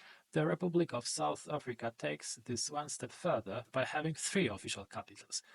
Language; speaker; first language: English; non-native, fluent; Polish